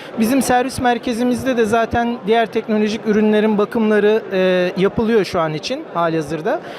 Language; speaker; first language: Turkish; native; Turkish